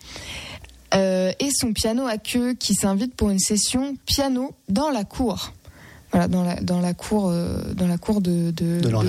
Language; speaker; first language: French; native; French